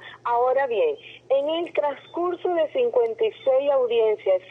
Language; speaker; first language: Spanish; native; Spanish